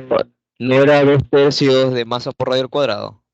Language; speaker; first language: Spanish; native; Spanish